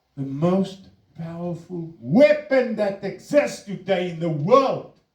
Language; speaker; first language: English; non-native, local second language; Afrikaans